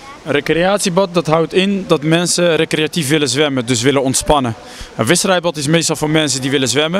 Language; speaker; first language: Dutch; native; Dutch